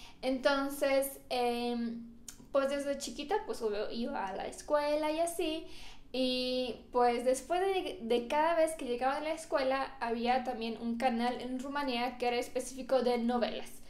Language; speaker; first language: Spanish; non-native, fluent; Romanian